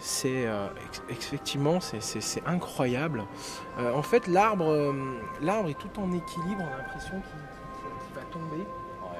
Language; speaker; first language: French; native; French